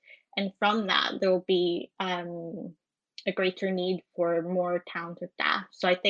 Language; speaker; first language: English; native; English